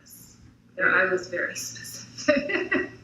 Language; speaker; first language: English; native; English